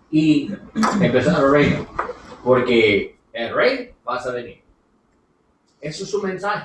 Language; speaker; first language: Spanish; non-native, learner; English